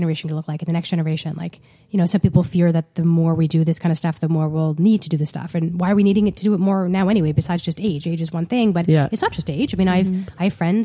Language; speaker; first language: English; native; English